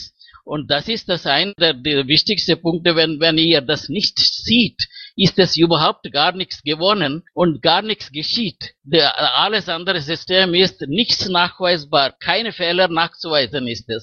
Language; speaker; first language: German; non-native, fluent; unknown